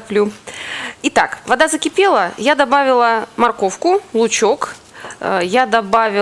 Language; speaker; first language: Russian; native; Russian